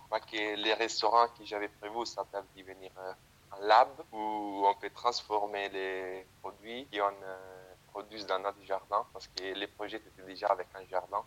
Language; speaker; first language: French; non-native, fluent; Italian